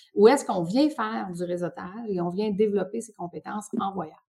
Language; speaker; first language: French; native; French